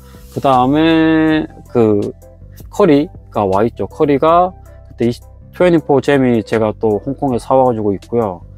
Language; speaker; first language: Korean; native; Korean